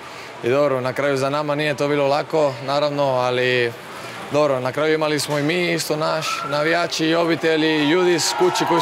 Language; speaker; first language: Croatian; non-native, fluent; Spanish